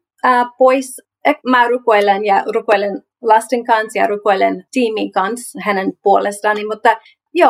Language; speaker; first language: Finnish; non-native, learner; English